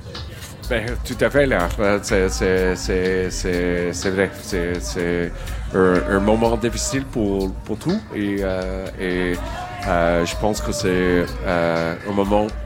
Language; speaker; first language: French; non-native, learner; English